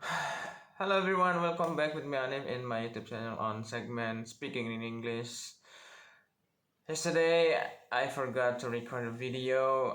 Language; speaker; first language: English; non-native, learner; Indonesian